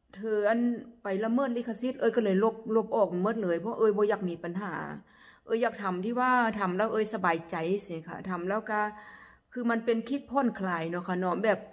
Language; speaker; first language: Northeastern Thai; non-native, local second language; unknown